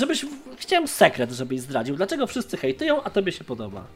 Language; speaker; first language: Polish; native; Polish